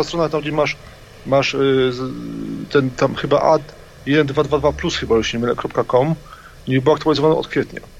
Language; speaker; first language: Polish; native; Polish